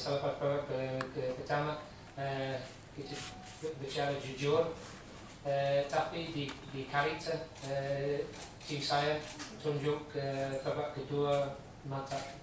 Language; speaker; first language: Indonesian; non-native, fluent; English